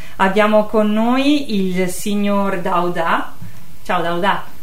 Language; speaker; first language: Italian; native; Italian